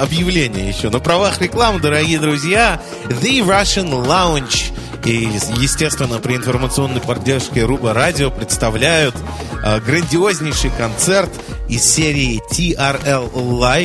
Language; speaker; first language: Russian; native; Russian